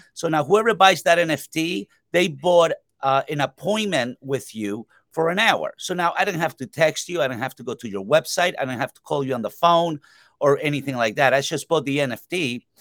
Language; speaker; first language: English; non-native, fluent; Spanish